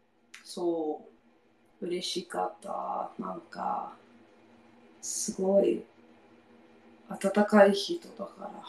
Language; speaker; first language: Japanese; non-native, learner; English